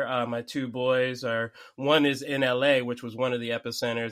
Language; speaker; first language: English; native; English